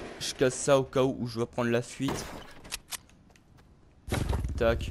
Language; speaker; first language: French; native; French